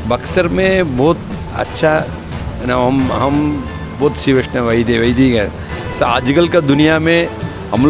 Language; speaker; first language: Hindi; non-native, local second language; Tamil